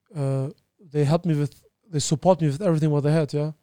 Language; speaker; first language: English; early bilingual, other home language; Albanian